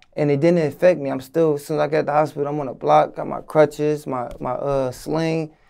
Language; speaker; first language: English; native; English